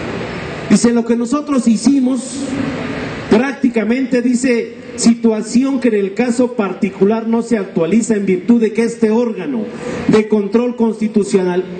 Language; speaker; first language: Spanish; native; Spanish